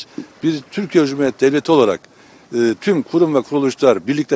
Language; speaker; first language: Turkish; native; Turkish